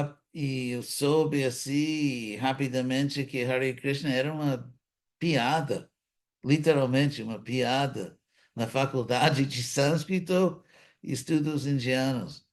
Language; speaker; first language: Portuguese; non-native, fluent; English